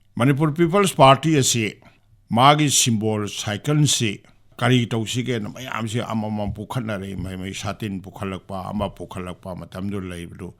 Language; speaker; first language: Manipuri; native; Manipuri